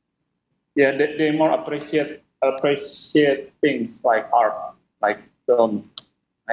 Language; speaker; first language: English; non-native, fluent; Indonesian